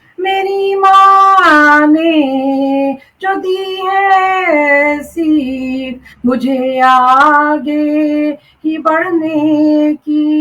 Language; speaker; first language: Hindi; native; Hindi